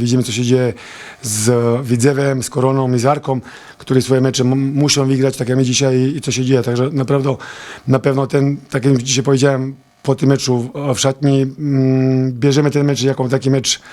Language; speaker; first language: Polish; non-native, fluent; Serbian